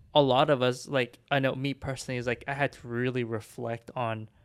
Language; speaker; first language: English; early bilingual, other home language; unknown